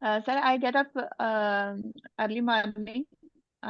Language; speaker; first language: English; non-native, learner; Urdu